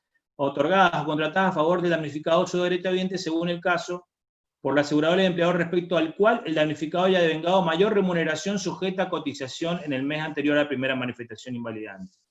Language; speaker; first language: Spanish; native; Spanish